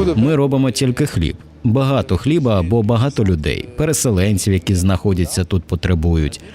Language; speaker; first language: Ukrainian; non-native, fluent; French